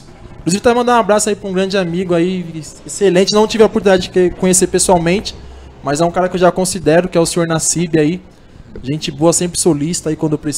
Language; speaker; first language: Portuguese; native; Portuguese